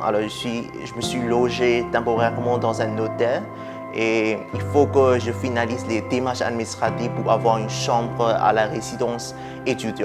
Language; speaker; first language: French; non-native, fluent; Burmese